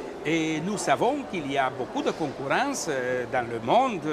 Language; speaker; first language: French; non-native, learner; Italian